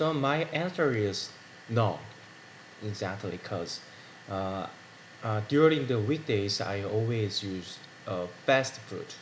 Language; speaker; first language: English; non-native, learner; Korean